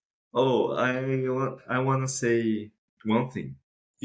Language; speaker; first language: English; non-native, fluent; Portuguese